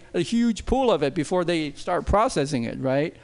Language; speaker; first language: English; non-native, fluent; Chinese